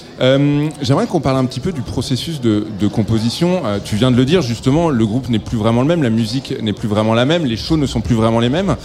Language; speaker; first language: French; native; French